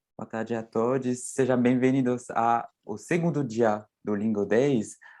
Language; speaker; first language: Portuguese; non-native, fluent; French